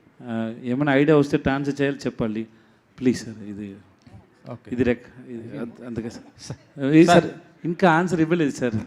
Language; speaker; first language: Telugu; non-native, learner; Tamil